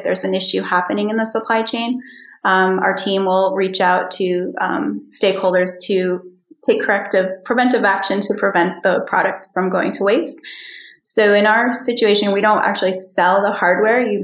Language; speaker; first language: English; native; English